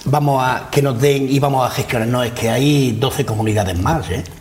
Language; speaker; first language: Spanish; non-native, local second language; Catalan